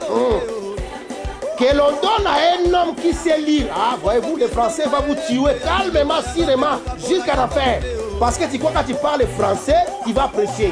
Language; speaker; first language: French; non-native, local second language; Lingala